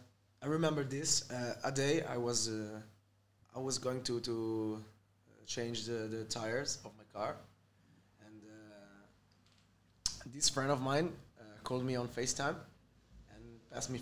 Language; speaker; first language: English; non-native, fluent; Italian